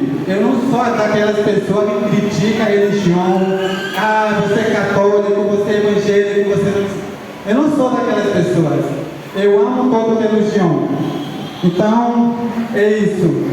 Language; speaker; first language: Portuguese; non-native, local second language; Ticuna